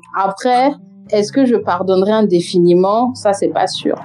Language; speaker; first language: French; native; French